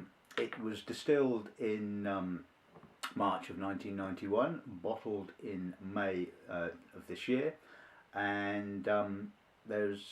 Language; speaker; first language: English; native; English